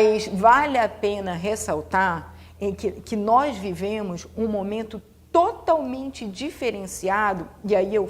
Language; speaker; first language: Portuguese; native; Portuguese